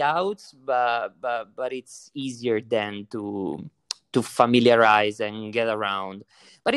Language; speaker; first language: English; non-native, fluent; Italian